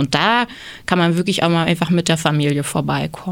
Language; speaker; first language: German; native; German